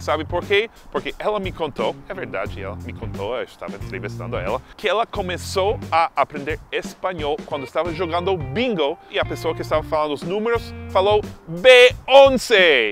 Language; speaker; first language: Portuguese; non-native, fluent; English